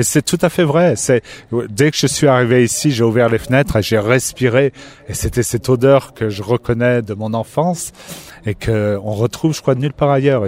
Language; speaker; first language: French; native; French